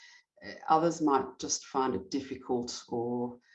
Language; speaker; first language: English; native; English